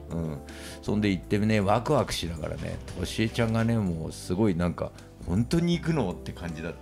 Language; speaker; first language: Japanese; native; Japanese